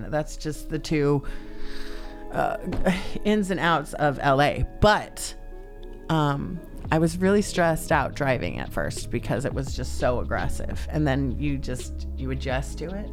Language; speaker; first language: English; native; English